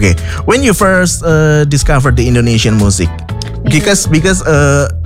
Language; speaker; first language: English; non-native, fluent; Indonesian